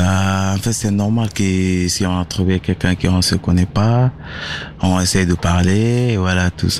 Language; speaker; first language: French; non-native, learner; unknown